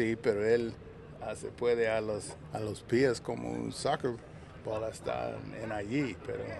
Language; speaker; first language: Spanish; non-native, learner; English